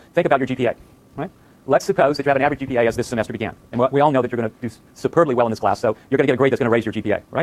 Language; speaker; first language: English; native; English